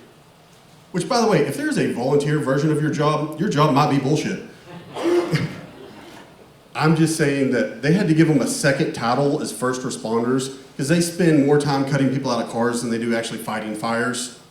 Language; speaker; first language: English; native; English